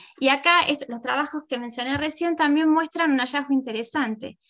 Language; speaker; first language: Spanish; native; Spanish